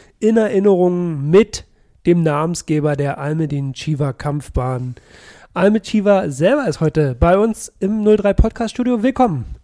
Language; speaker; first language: German; native; German